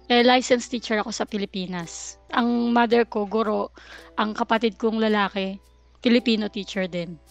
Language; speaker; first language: Filipino; native; Filipino